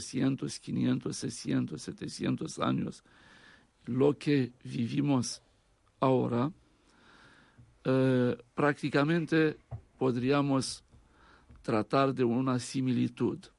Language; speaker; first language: Spanish; non-native, fluent; Romanian